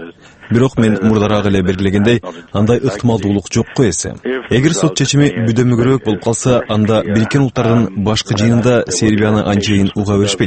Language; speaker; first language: Kyrgyz; native; Kyrgyz